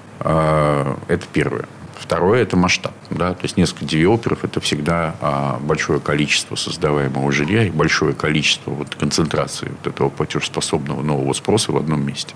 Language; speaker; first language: Russian; native; Russian